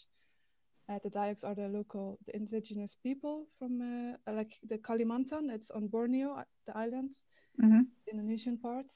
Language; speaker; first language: English; non-native, fluent; Dutch